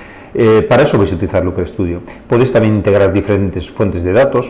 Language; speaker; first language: Spanish; native; Spanish